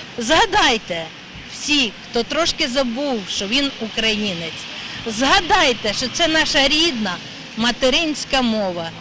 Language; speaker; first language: Ukrainian; native; Ukrainian